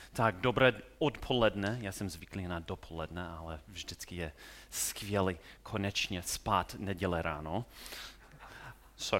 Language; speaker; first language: Czech; non-native, fluent; English